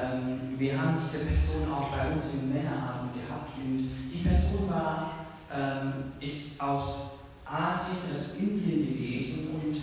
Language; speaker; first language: German; non-native, fluent; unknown